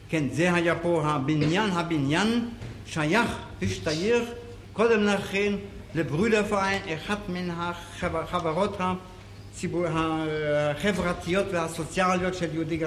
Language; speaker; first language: Hebrew; non-native, fluent; German